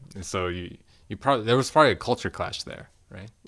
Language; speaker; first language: English; early bilingual, other home language; Korean